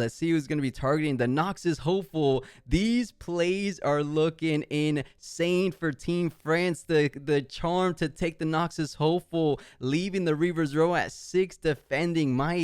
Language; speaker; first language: English; native; English